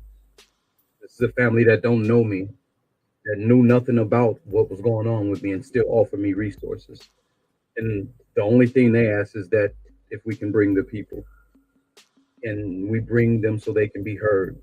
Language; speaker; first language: English; native; English